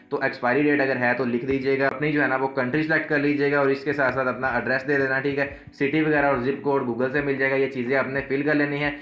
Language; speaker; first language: Urdu; non-native, local second language; Punjabi